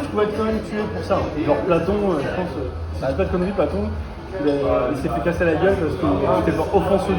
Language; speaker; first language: French; native; French